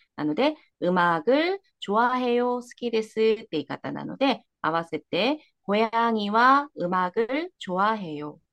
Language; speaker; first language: Japanese; non-native, fluent; Korean